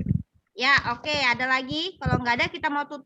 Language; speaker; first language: Malay; native; Malay